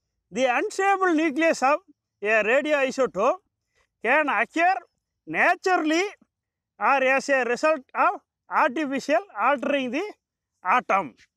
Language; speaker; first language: English; non-native, local second language; Tamil